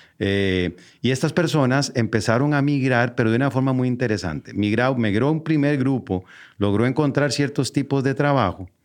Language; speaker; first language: Spanish; native; Spanish